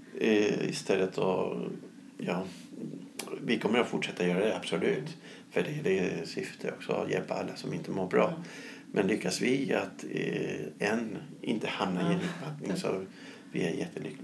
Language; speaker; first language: Swedish; non-native, fluent; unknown